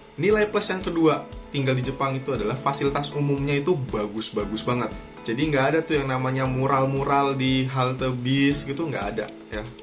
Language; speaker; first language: Indonesian; native; Indonesian